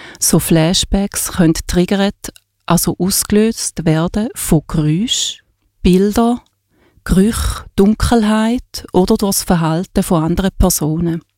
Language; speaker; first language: German; native; German